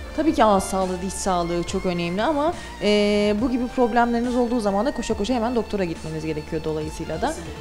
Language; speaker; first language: Turkish; native; Turkish